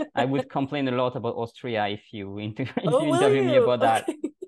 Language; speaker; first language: English; non-native, fluent; French